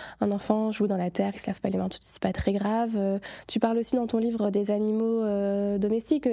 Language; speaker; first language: French; native; French